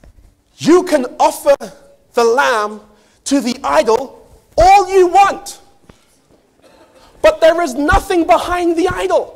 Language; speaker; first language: English; native; English